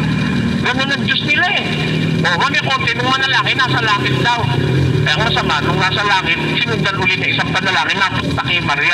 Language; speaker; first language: Filipino; native; Filipino